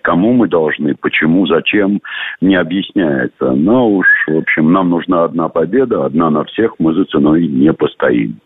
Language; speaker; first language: Russian; native; Russian